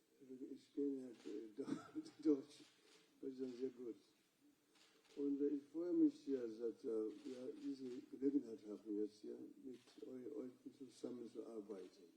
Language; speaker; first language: German; non-native, fluent; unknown